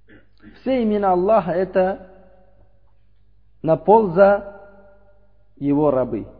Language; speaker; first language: Russian; non-native, learner; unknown